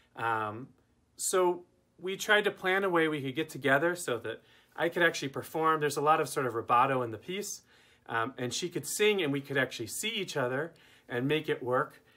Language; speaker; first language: English; native; English